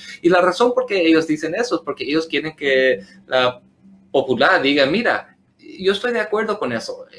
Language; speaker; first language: Spanish; early bilingual, heritage; Spanish